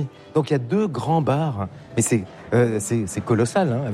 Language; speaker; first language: French; native; French